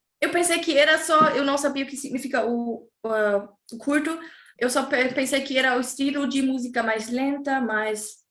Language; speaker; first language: Portuguese; non-native, fluent; German